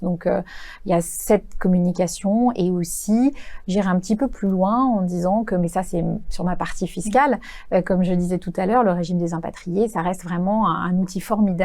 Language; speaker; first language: French; native; French